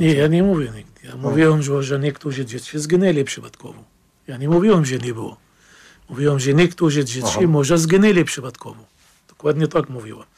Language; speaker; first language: Polish; non-native, fluent; Arabic